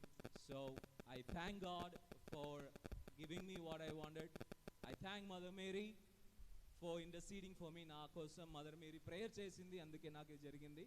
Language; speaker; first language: Telugu; non-native, fluent; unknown